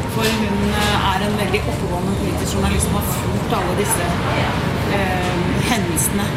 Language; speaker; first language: Norwegian; native; Norwegian